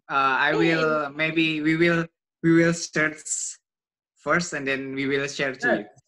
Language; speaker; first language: English; non-native, learner; Indonesian